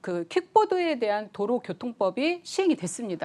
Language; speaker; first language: Korean; native; Korean